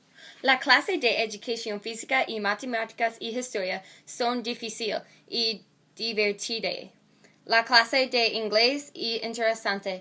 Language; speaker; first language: Spanish; non-native, learner; English